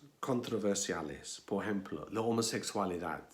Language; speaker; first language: Spanish; non-native, fluent; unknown